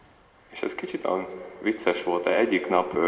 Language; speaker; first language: Hungarian; early bilingual, heritage; Hungarian